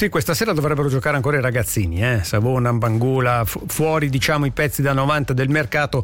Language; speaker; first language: Italian; native; Italian